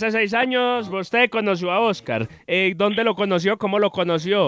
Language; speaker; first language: Spanish; native; Spanish